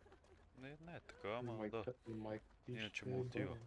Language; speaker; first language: Bulgarian; native; Bulgarian